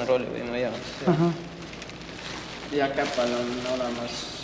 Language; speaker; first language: Estonian; native; Estonian